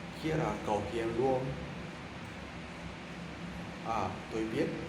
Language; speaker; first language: Vietnamese; non-native, learner; Japanese